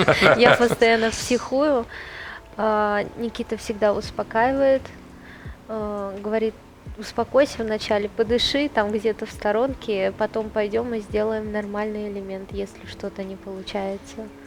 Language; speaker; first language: Russian; native; Russian